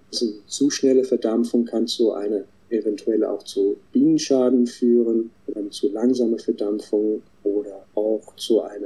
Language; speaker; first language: German; non-native, fluent; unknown